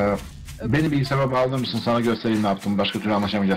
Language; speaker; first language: Turkish; native; Turkish